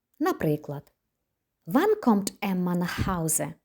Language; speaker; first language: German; non-native, fluent; Ukrainian